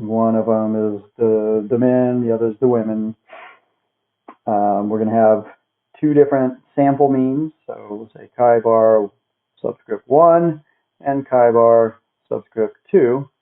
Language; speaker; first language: English; native; English